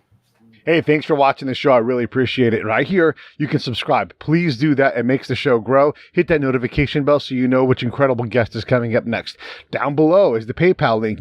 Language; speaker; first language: English; native; English